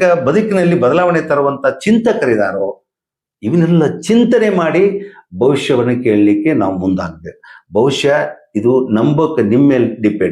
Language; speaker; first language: Kannada; native; Kannada